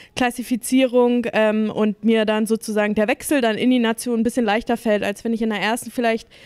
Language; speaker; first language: German; native; German